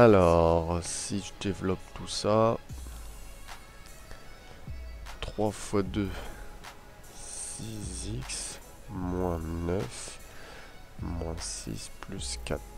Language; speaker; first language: French; native; French